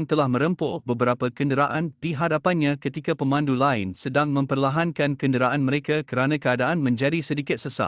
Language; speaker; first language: Malay; native; Malay